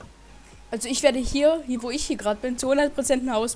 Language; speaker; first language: German; early bilingual, other home language; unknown